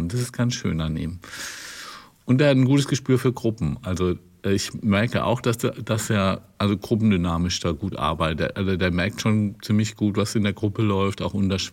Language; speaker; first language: German; native; German